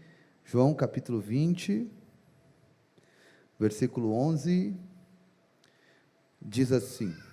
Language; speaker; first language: Portuguese; native; Portuguese